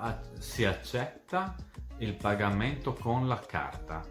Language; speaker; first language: Italian; non-native, fluent; Serbian